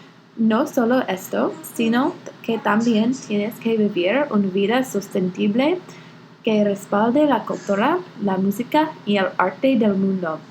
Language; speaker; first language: Spanish; non-native, learner; English